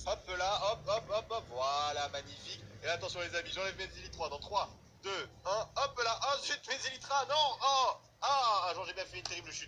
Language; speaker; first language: French; native; French